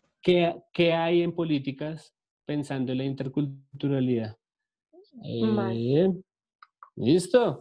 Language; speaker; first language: Spanish; native; Spanish